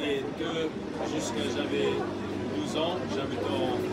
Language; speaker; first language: French; early bilingual, other home language; English